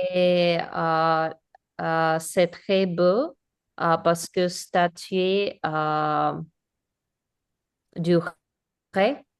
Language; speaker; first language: French; non-native, learner; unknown